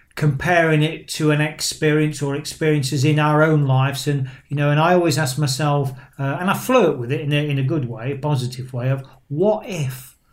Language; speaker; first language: English; native; English